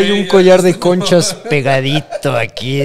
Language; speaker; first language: Spanish; native; Spanish